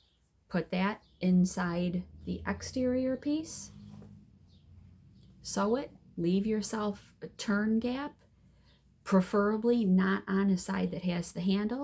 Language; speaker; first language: English; native; English